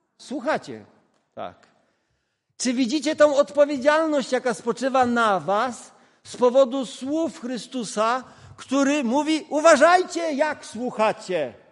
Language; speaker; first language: Polish; non-native, local second language; Kashubian